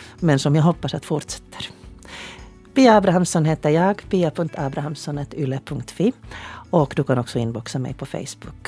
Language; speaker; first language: Swedish; native; Swedish